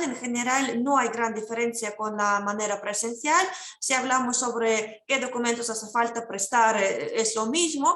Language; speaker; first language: Spanish; non-native, fluent; Russian